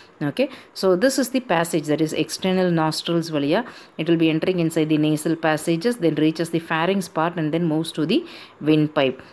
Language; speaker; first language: English; non-native, local second language; Tamil